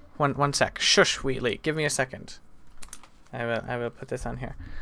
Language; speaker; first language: English; native; English